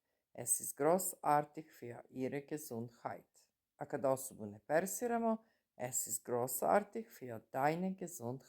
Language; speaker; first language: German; non-native, fluent; Serbian